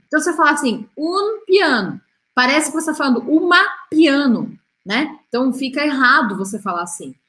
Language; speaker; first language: Portuguese; native; Portuguese